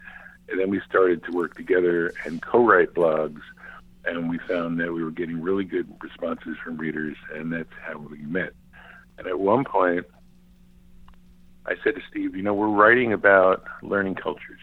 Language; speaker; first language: English; native; English